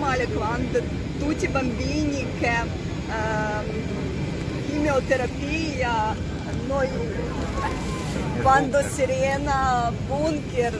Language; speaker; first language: Italian; non-native, learner; Russian